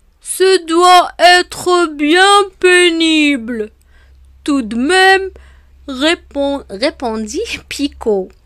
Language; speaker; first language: French; non-native, local second language; Arabic